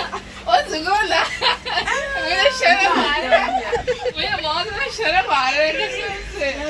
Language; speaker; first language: Hindi; early bilingual, other home language; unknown